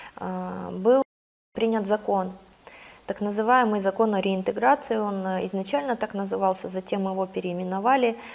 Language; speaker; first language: Russian; native; Russian